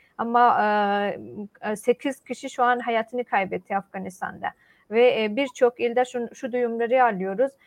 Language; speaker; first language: Turkish; non-native, fluent; Persian